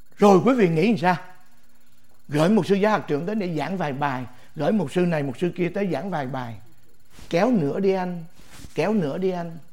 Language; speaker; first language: Vietnamese; native; Vietnamese